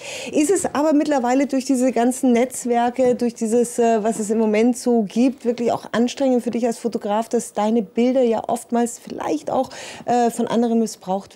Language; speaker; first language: German; native; German